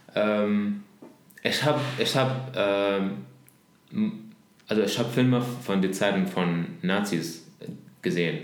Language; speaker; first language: German; non-native, learner; Arabic